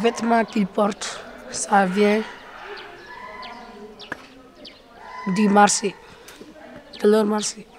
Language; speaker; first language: French; non-native, local second language; Fula